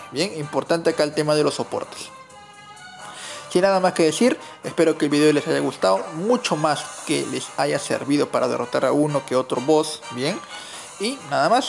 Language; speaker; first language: Spanish; native; Spanish